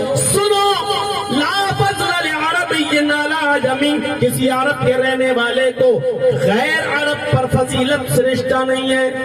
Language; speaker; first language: Urdu; native; Urdu